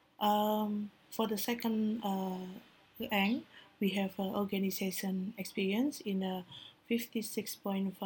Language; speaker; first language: English; non-native, learner; Indonesian